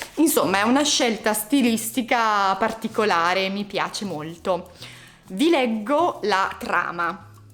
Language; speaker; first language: Italian; native; Italian